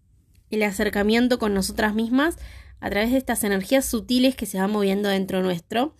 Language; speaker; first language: Spanish; native; Spanish